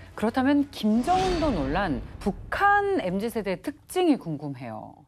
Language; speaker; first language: Korean; native; Korean